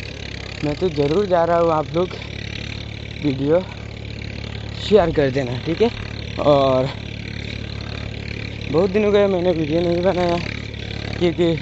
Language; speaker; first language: Hindi; non-native, local second language; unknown